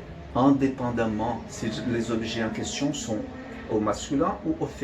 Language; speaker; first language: French; non-native, fluent; Portuguese